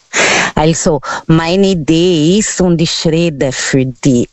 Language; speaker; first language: German; non-native, learner; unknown